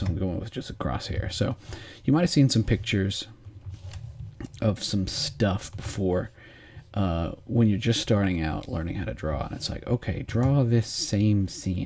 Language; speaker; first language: English; native; English